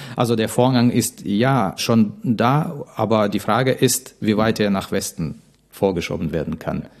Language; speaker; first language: German; non-native, fluent; Russian